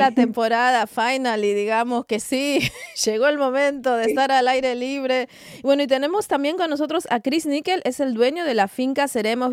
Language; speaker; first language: Spanish; native; Spanish